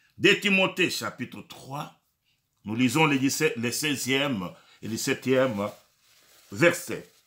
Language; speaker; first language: French; non-native, local second language; Lingala